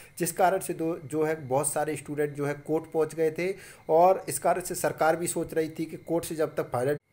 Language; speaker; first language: Hindi; native; Hindi